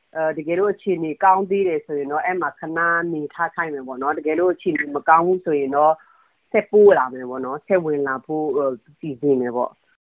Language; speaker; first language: Burmese; non-native, local second language; S'gaw Karen